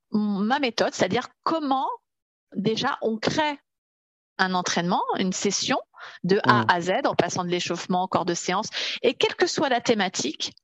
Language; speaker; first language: French; native; French